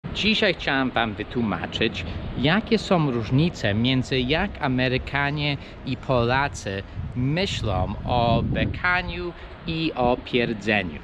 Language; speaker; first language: Polish; early bilingual, heritage; English